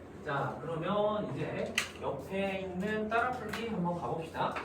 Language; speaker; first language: Korean; native; Korean